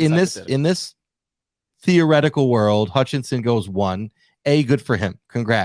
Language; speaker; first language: English; native; English